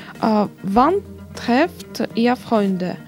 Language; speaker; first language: German; non-native, learner; Russian